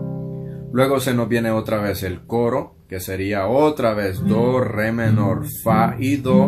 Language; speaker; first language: Spanish; native; Spanish